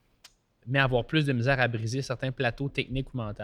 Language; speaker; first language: French; native; French